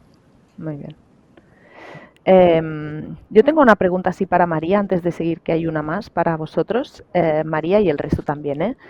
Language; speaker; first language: Spanish; native; Spanish